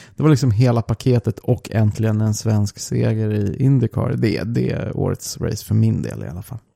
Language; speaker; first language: Swedish; native; Swedish